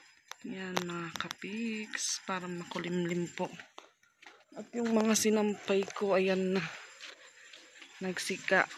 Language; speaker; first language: Filipino; native; Filipino